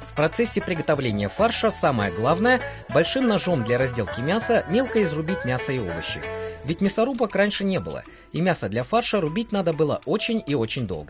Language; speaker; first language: Russian; native; Russian